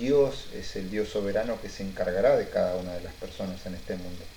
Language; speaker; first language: Spanish; native; Spanish